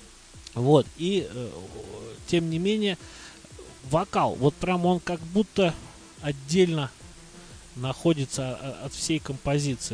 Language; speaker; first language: Russian; native; Russian